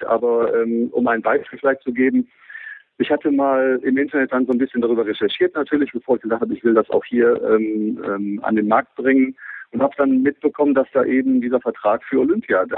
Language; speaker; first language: German; native; German